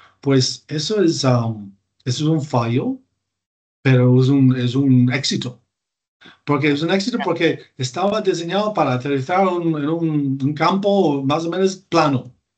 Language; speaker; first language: Spanish; non-native, fluent; English